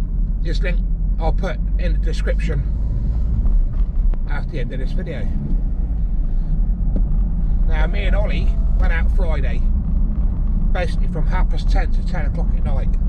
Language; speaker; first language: English; native; English